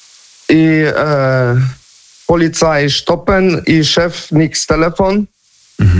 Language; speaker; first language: German; non-native, learner; Polish